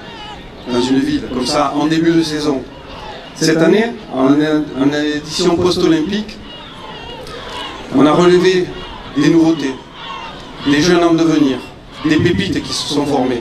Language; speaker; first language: French; native; French